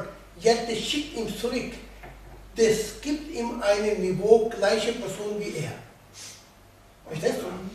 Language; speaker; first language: German; non-native, learner; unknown